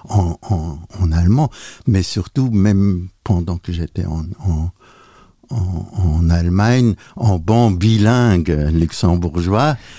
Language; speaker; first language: French; non-native, local second language; Luxembourgish